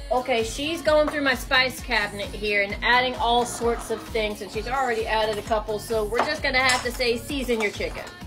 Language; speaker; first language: English; native; English